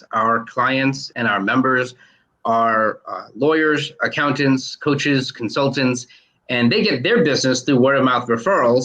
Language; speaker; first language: English; native; English